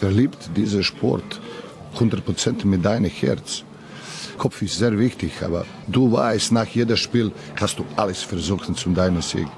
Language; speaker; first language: German; non-native, learner; Serbian